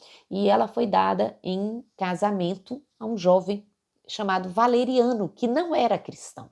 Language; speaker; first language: Portuguese; native; Portuguese